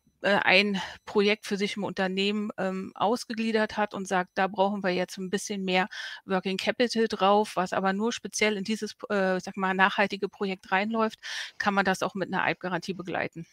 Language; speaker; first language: German; native; German